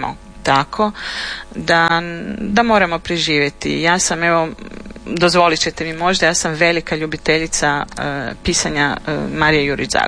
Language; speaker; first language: Serbian; native; Serbian